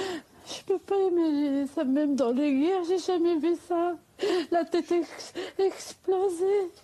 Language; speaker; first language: French; non-native, fluent; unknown